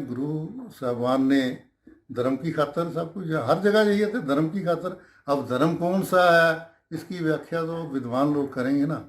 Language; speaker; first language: Hindi; non-native, local second language; Punjabi